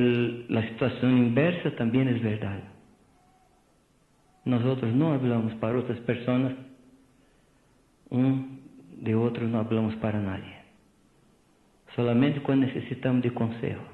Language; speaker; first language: Spanish; non-native, fluent; Portuguese